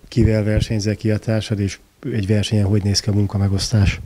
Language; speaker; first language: Hungarian; native; Hungarian